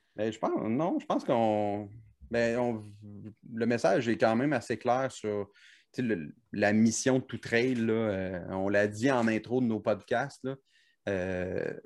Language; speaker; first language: French; native; French